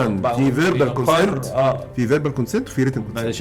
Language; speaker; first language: Arabic; native; Arabic